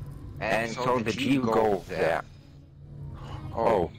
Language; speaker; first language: English; non-native, learner; German